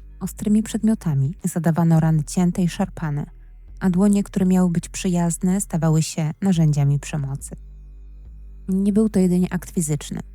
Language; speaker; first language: Polish; native; Polish